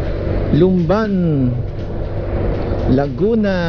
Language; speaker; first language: Filipino; native; Filipino